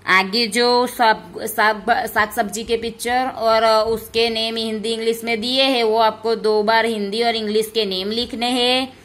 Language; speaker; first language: Hindi; non-native, local second language; Gujarati